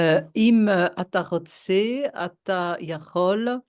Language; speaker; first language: Hebrew; non-native, learner; French